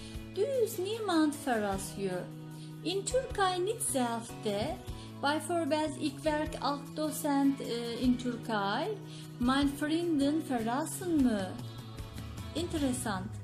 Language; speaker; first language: Dutch; non-native, learner; Turkish